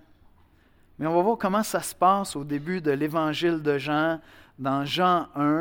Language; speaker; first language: French; native; French